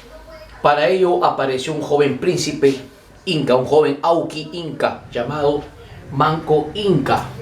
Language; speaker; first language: Spanish; native; Spanish